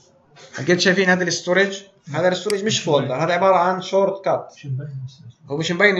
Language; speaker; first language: Arabic; native; Arabic